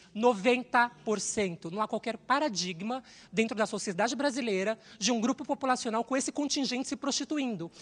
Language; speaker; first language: Portuguese; native; Portuguese